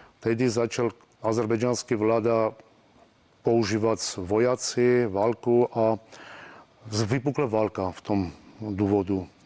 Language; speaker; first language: Czech; non-native, fluent; Armenian